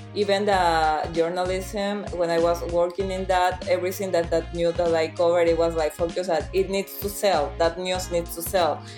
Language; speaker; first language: English; non-native, fluent; Spanish